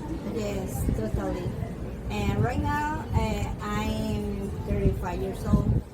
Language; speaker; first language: English; non-native, learner; Spanish